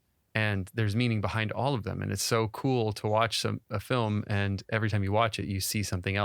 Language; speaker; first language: English; native; English